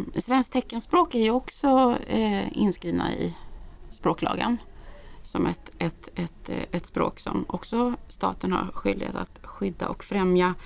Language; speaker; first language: Swedish; native; Swedish